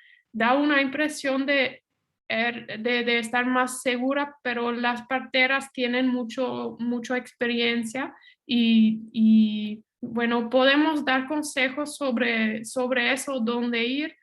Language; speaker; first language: Spanish; non-native, fluent; Dutch